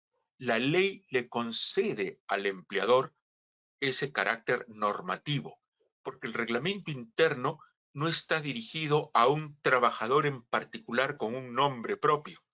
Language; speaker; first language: Spanish; native; Spanish